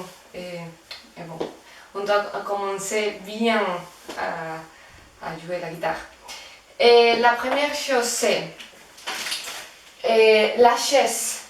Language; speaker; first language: French; non-native, fluent; Spanish